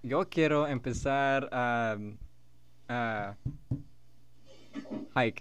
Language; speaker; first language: Spanish; non-native, learner; English